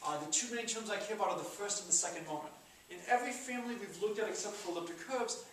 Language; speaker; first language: English; native; English